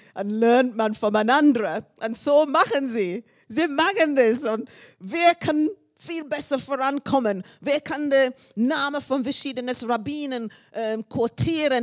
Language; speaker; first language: German; non-native, learner; English